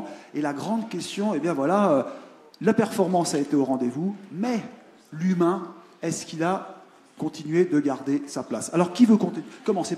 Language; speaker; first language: French; native; French